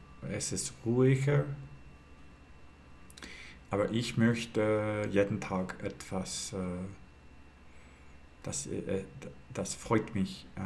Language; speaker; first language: German; non-native, learner; English